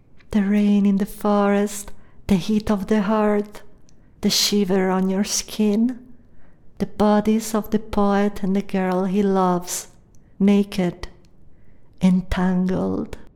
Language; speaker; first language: English; non-native, fluent; Italian